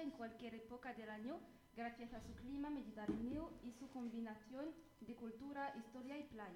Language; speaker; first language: Spanish; non-native, learner; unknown